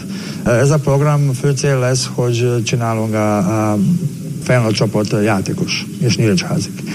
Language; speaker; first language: Hungarian; non-native, learner; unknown